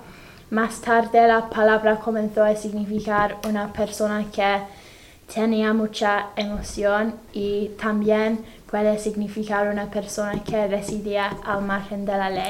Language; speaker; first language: Spanish; non-native, fluent; English